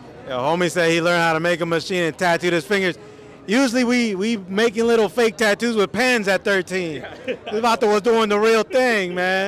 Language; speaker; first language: English; early bilingual, other home language; Spanish